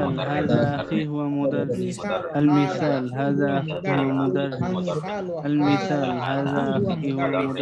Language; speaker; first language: Arabic; non-native, learner; Bangla